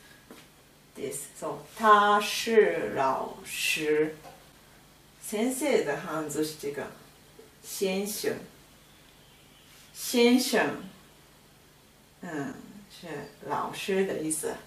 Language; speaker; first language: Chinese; non-native, fluent; Japanese